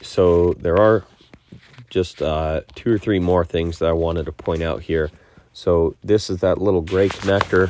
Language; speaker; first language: English; native; English